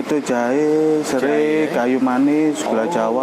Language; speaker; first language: Indonesian; non-native, local second language; Javanese